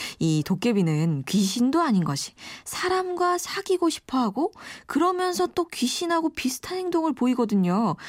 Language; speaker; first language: Korean; native; Korean